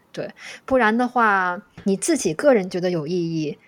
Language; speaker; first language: Chinese; native; Chinese